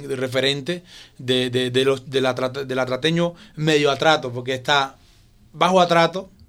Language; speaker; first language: Spanish; native; Spanish